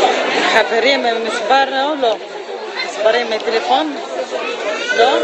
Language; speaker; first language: Hebrew; non-native, learner; Arabic